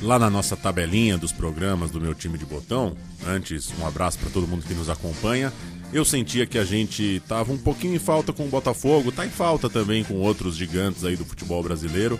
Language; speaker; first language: Portuguese; native; Portuguese